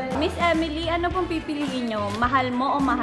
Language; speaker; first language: Filipino; native; Filipino